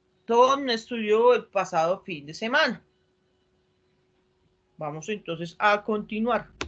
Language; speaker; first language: Spanish; native; Spanish